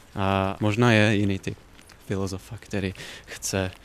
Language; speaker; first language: Czech; non-native, fluent; English